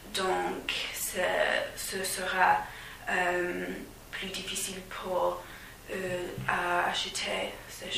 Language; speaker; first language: French; non-native, learner; English